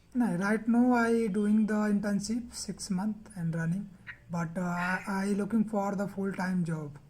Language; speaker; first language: English; non-native, learner; Hindi